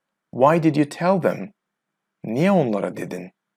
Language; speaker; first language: English; non-native, fluent; Azerbaijani